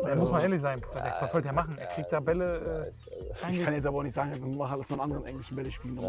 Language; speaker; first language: German; native; German